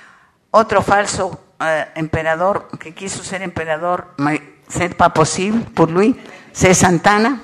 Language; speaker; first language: French; non-native, learner; Spanish